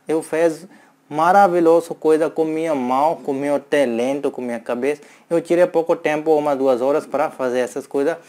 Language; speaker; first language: Portuguese; non-native, learner; Hindi